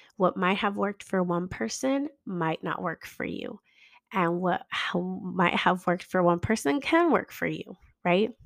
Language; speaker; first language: English; native; English